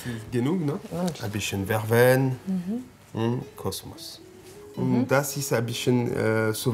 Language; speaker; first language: German; non-native, learner; French